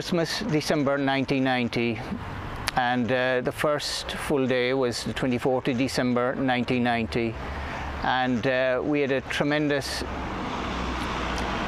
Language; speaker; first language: English; native; English